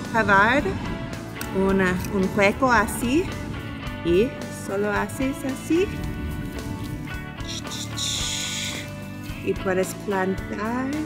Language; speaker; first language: Spanish; non-native, learner; English